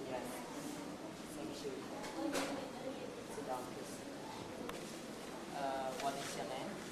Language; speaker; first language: English; non-native, learner; Khmer